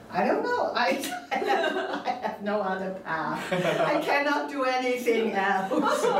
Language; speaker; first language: English; non-native, local second language; Cantonese